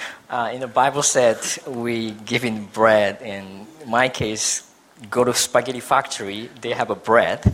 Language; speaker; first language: English; non-native, fluent; Japanese